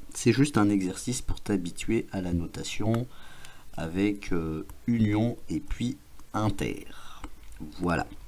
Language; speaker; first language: French; native; French